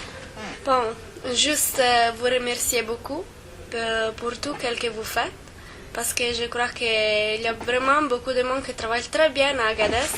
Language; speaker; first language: French; non-native, fluent; Italian